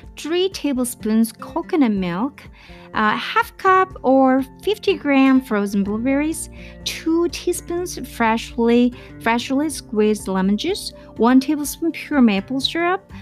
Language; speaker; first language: English; non-native, fluent; Korean